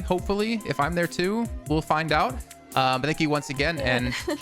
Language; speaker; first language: English; native; English